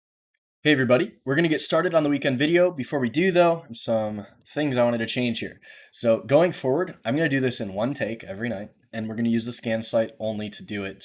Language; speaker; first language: English; native; English